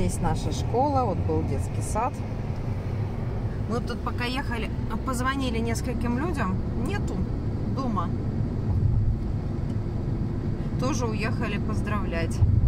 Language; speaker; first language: Russian; native; Russian